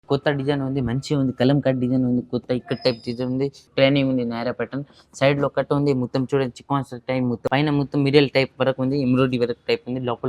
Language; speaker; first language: Telugu; non-native, local second language; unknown